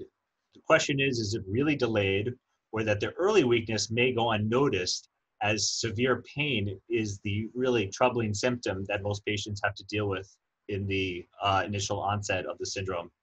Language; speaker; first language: English; native; English